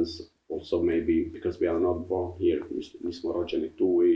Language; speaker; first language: English; non-native, learner; Albanian